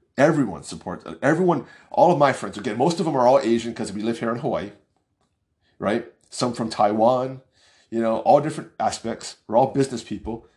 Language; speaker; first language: English; early bilingual, other home language; Chinese